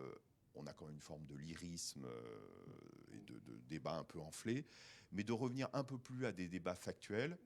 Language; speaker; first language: French; native; French